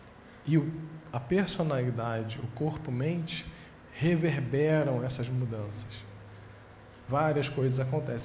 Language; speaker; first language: Portuguese; native; Portuguese